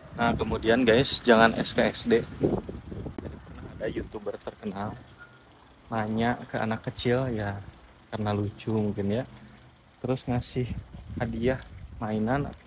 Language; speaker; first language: Indonesian; native; Indonesian